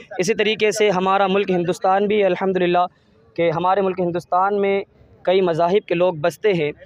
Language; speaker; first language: Urdu; native; Urdu